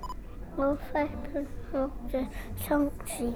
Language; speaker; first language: French; non-native, learner; English